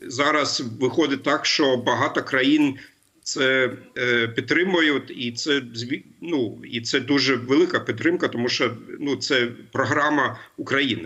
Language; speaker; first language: Ukrainian; non-native, fluent; German